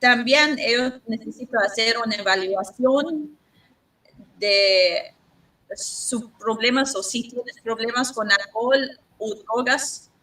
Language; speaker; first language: Spanish; non-native, learner; English